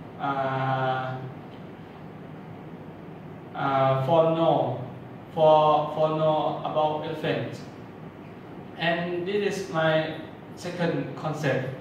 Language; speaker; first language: English; non-native, learner; Thai